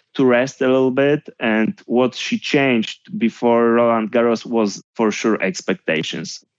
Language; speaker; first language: English; non-native, fluent; Polish